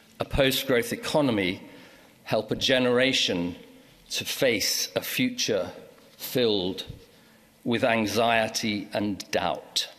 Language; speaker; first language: English; native; English